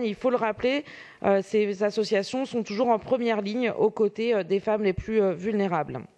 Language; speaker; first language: French; native; French